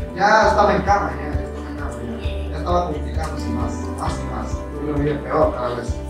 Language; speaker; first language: Spanish; native; Spanish